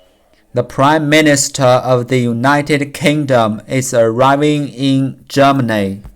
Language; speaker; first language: English; non-native, learner; Chinese